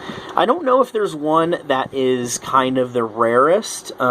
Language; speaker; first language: English; native; English